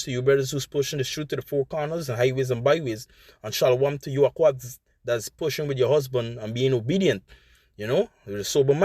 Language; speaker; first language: English; native; English